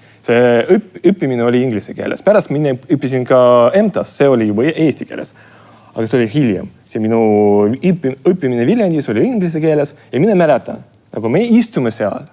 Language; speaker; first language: Estonian; non-native, fluent; Russian